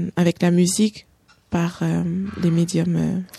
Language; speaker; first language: French; native; French